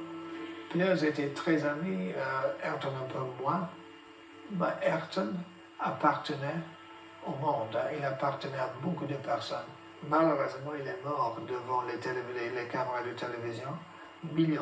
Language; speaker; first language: French; non-native, fluent; English